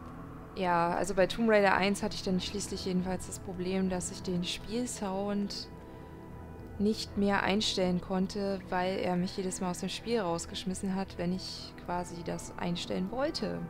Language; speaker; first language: German; native; German